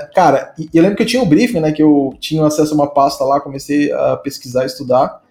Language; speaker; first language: Portuguese; native; Portuguese